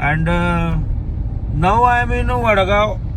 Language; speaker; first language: English; non-native, learner; Marathi